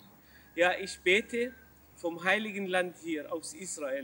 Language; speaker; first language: German; non-native, learner; Arabic